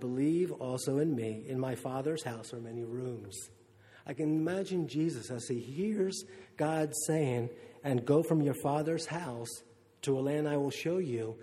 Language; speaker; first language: English; native; English